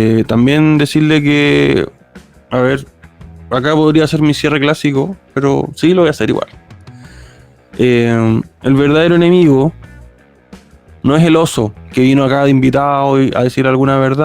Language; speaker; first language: Spanish; native; Spanish